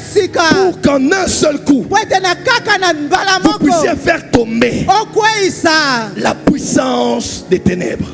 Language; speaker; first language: French; non-native, local second language; Lingala